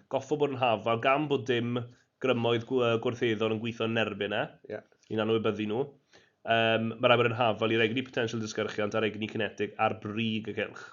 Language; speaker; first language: Welsh; native; Welsh